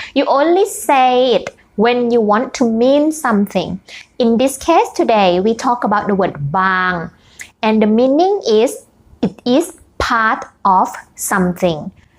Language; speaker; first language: English; non-native, fluent; Thai